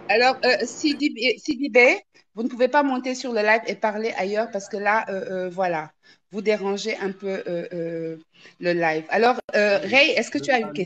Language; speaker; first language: French; native; French